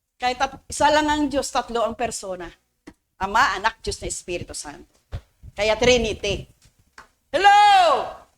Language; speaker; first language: Filipino; non-native, local second language; Cebuano